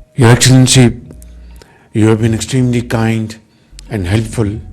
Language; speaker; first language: English; non-native, local second language; Urdu